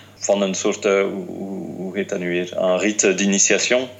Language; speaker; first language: Dutch; non-native, fluent; French